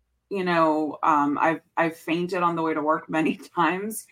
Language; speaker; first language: English; early bilingual, other home language; Spanish